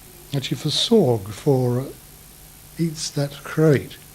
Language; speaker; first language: Dutch; non-native, learner; English